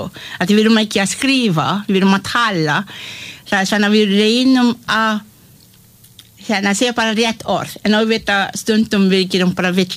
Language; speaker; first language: Icelandic; non-native, learner; Malay